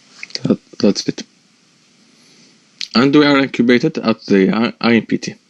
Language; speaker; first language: English; non-native, learner; Arabic